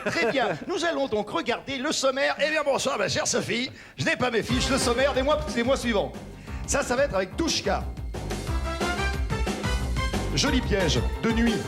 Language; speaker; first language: French; native; French